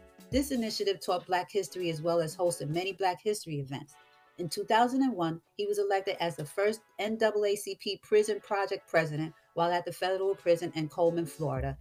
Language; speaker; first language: English; native; English